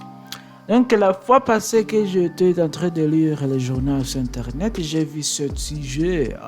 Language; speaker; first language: French; non-native, learner; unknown